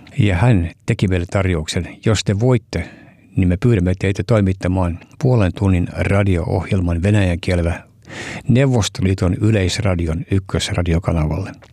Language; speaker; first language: Finnish; early bilingual, heritage; Finnish